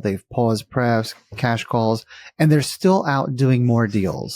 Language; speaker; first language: English; native; English